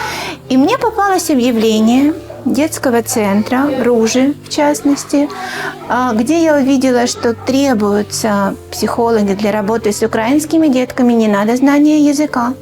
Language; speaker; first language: Russian; native; Russian